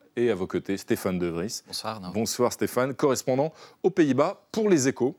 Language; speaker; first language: French; native; French